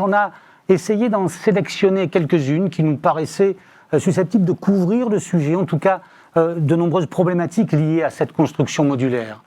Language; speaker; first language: French; native; French